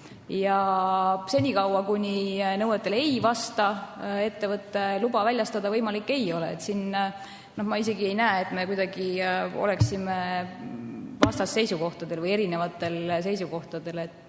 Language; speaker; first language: Estonian; native; Estonian